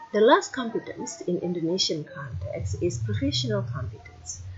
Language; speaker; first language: English; non-native, fluent; Indonesian